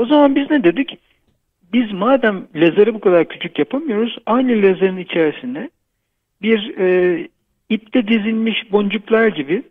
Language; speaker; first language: Turkish; native; Turkish